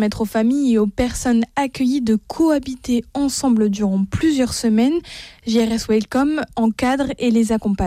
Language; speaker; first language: French; native; French